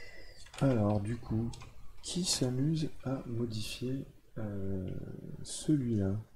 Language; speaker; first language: French; native; French